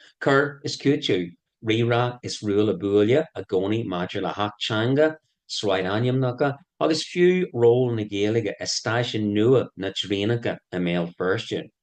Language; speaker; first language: Irish; non-native, local second language; English